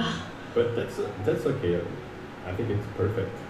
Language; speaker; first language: English; non-native, fluent; Indonesian